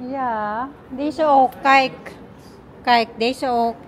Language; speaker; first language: Dutch; non-native, learner; Filipino